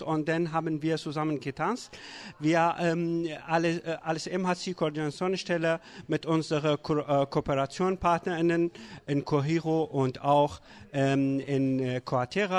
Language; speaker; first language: German; non-native, learner; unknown